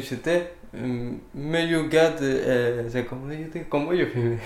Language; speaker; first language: French; non-native, learner; Punjabi